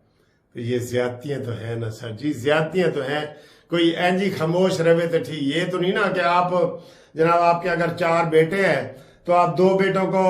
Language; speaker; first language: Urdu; non-native, local second language; Punjabi